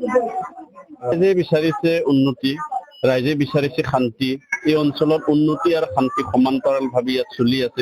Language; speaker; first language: Assamese; non-native, local second language; Bodo